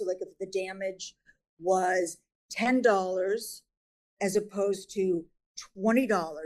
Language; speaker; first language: English; native; English